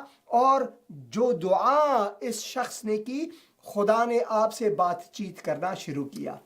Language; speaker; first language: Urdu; non-native, fluent; Persian